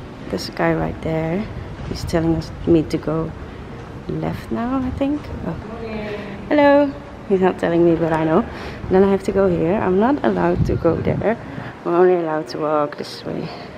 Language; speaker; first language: English; non-native, fluent; Dutch